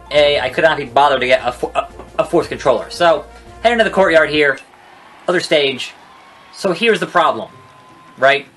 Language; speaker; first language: English; native; English